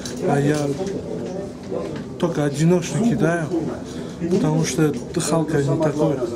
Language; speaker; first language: Russian; non-native, fluent; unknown